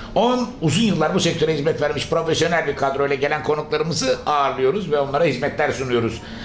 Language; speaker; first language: Turkish; native; Turkish